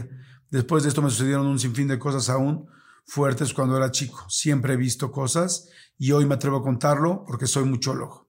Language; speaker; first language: Spanish; native; Spanish